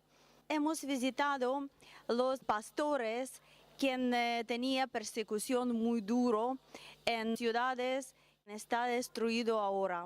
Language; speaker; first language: Spanish; non-native, learner; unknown